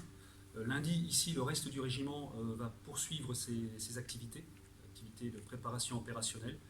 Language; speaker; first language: French; native; French